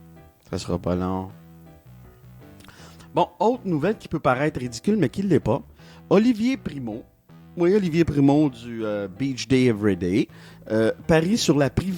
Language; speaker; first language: French; native; French